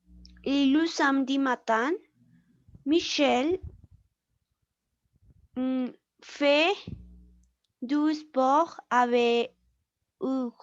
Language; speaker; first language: French; non-native, learner; Spanish